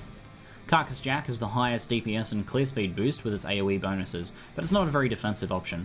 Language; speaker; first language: English; native; English